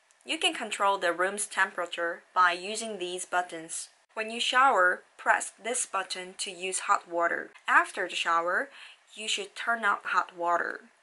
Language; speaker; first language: English; non-native, fluent; Korean